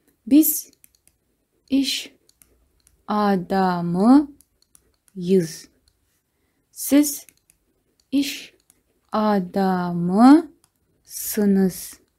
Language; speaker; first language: Turkish; non-native, fluent; Kazakh